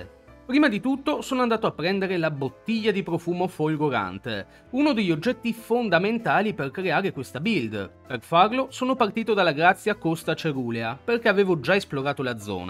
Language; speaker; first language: Italian; native; Italian